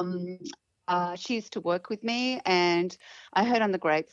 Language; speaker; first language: English; native; English